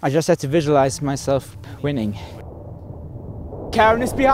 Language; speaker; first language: English; non-native, fluent; German